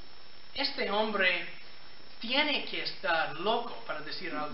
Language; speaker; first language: Spanish; non-native, fluent; English